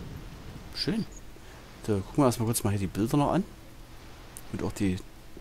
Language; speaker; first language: German; native; German